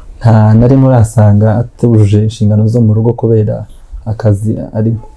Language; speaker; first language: Kinyarwanda; native; Kinyarwanda